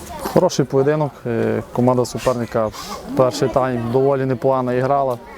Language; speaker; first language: Ukrainian; native; Ukrainian